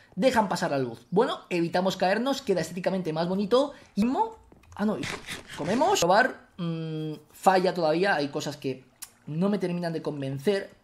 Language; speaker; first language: Spanish; native; Spanish